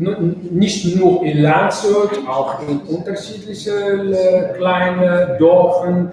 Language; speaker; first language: German; non-native, fluent; Arabic